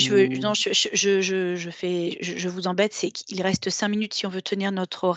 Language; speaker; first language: French; native; French